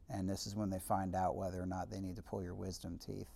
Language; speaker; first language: English; native; English